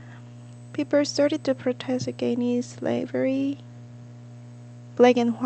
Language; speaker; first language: English; non-native, learner; Korean